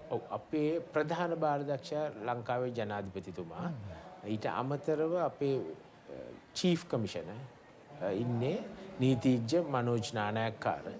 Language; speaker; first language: Sinhala; native; Sinhala